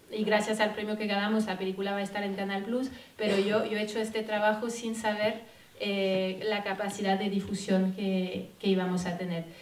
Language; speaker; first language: Spanish; non-native, fluent; French